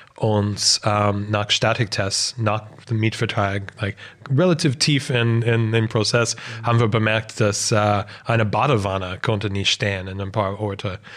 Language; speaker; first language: German; non-native, fluent; English